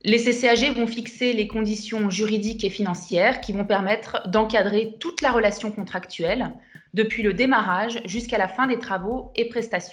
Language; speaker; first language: French; native; French